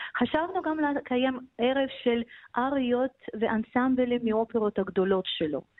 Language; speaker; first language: Hebrew; non-native, fluent; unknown